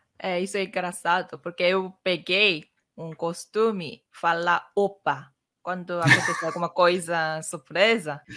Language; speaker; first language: Portuguese; non-native, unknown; Korean